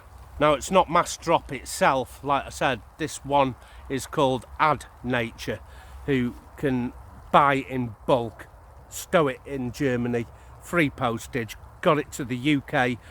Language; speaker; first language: English; native; English